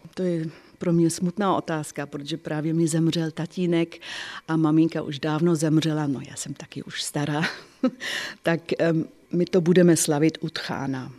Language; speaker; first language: Czech; non-native, fluent; German